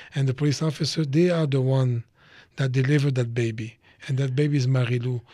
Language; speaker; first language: English; non-native, fluent; French